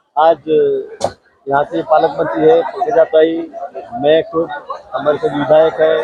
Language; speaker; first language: Hindi; non-native, local second language; Marathi